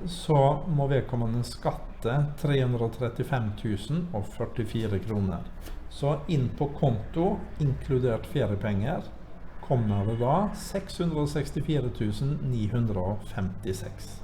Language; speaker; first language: Norwegian; native; Norwegian